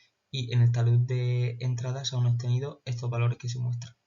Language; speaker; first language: Spanish; native; Spanish